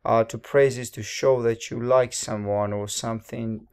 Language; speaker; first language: English; non-native, fluent; Georgian